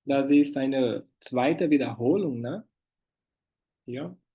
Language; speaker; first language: German; non-native, fluent; Portuguese